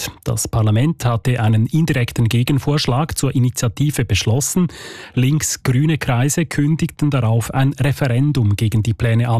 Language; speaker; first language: German; native; German